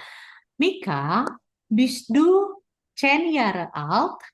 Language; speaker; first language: German; non-native, fluent; Indonesian